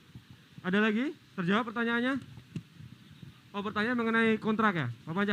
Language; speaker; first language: Indonesian; native; Indonesian